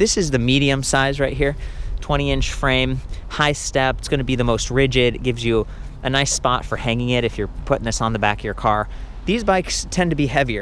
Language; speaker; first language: English; native; English